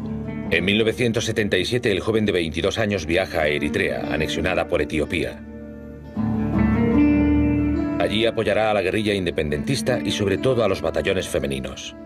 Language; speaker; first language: Spanish; native; Spanish